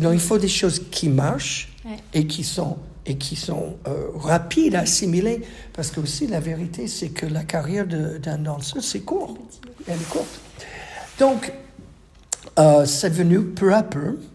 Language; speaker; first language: French; non-native, fluent; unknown